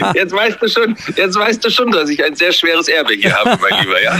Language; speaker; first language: German; native; German